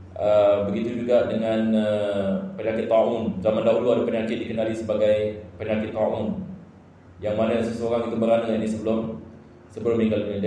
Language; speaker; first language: Malay; non-native, fluent; Arabic